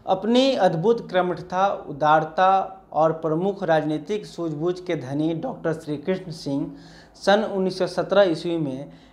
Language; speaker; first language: Hindi; native; Hindi